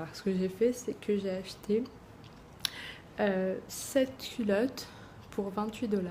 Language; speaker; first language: French; native; French